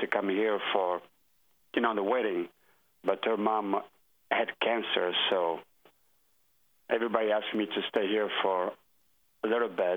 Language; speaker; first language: English; non-native, fluent; French